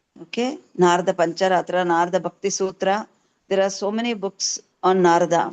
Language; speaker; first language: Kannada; native; Kannada